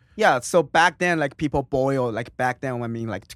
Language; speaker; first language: English; non-native, fluent; Chinese